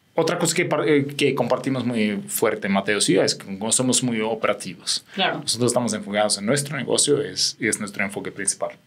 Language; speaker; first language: Spanish; non-native, fluent; Swedish